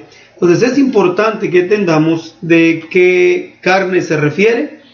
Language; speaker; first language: Spanish; native; Spanish